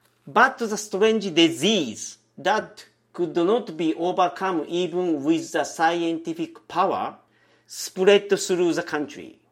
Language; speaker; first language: English; non-native, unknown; Japanese